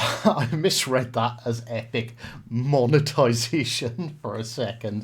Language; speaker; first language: English; native; English